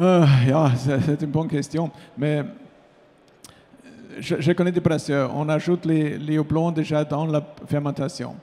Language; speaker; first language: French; non-native, fluent; German